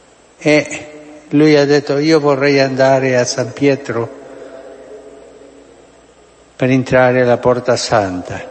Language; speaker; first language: Italian; non-native, fluent; Spanish